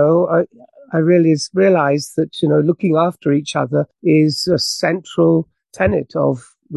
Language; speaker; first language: English; native; English